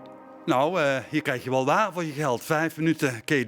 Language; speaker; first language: Dutch; native; Dutch